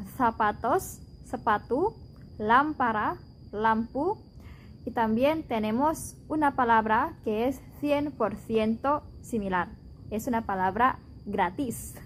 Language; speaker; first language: Spanish; non-native, fluent; Indonesian